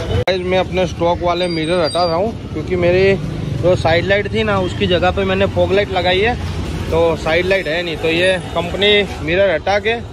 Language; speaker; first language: Hindi; non-native, local second language; Gujarati